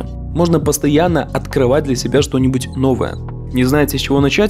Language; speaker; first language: Russian; native; Russian